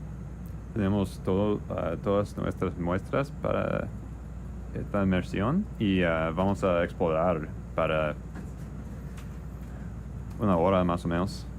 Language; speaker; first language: Spanish; non-native, learner; English